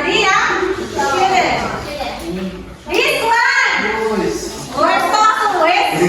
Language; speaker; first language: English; non-native, fluent; Indonesian